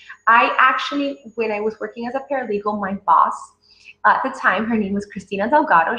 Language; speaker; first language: English; native; English